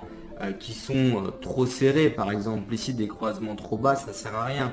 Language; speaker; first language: French; native; French